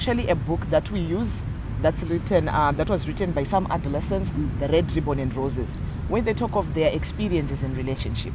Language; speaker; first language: English; non-native, local second language; Shona